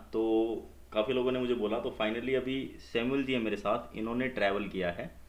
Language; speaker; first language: Hindi; native; Hindi